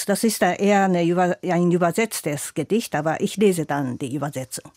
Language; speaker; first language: German; non-native, fluent; Japanese